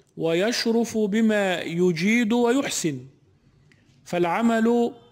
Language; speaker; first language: Arabic; native; Arabic